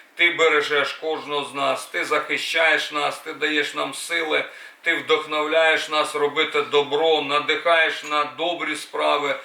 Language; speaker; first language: Ukrainian; native; Ukrainian